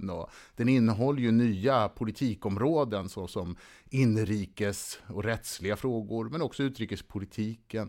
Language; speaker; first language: Swedish; native; Swedish